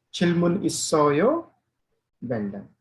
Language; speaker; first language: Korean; non-native, fluent; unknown